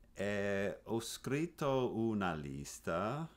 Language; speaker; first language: Italian; non-native, learner; English